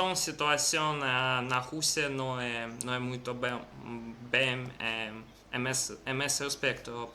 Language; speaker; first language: Portuguese; non-native, learner; Russian